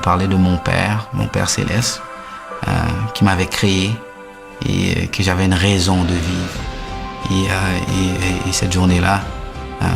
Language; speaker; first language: French; early bilingual, other home language; Haitian Creole